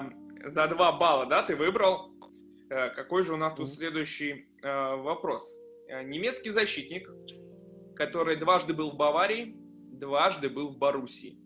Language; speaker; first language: Russian; native; Russian